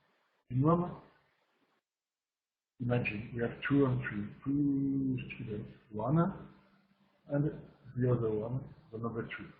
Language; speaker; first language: English; non-native, learner; French